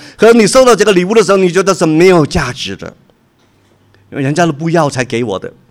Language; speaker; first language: Chinese; non-native, local second language; Cantonese